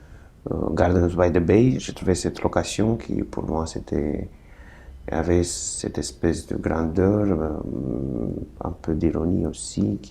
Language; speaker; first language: French; non-native, fluent; Romanian